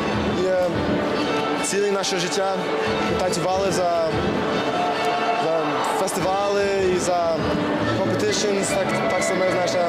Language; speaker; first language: Ukrainian; early bilingual, heritage; English